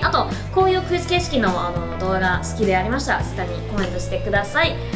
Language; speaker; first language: Japanese; non-native, fluent; Chinese